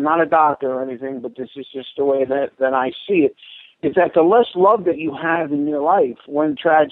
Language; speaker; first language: English; native; English